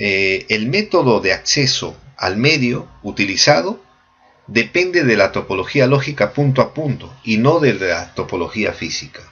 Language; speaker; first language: Spanish; native; Spanish